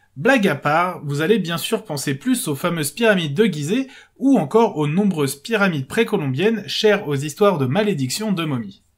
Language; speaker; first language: French; native; French